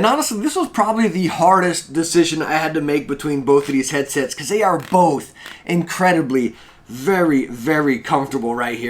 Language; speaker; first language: English; native; English